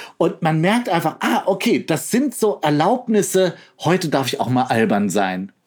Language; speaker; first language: German; native; German